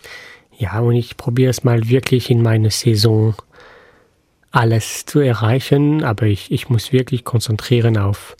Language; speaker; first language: German; non-native, fluent; French